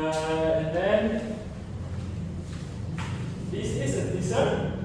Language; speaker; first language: English; non-native, learner; Indonesian